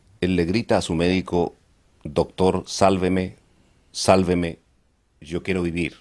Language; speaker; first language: Spanish; native; Spanish